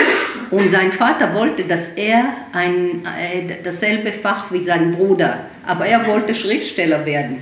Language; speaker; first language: German; early bilingual, heritage; German